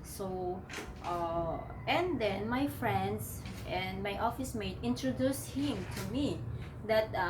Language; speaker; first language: English; non-native, local second language; Filipino